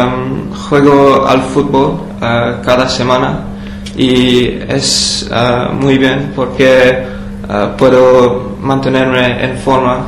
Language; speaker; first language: Spanish; non-native, learner; English